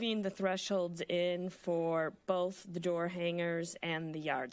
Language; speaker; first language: English; native; English